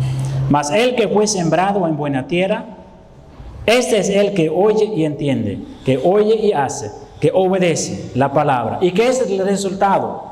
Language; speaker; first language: Spanish; non-native, fluent; Dutch